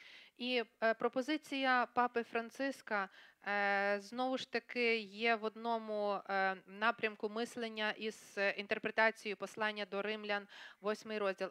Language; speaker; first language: Ukrainian; native; Ukrainian